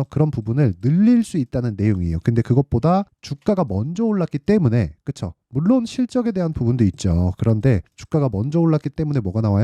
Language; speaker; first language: Korean; native; Korean